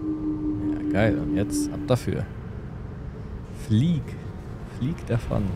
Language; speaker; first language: German; native; German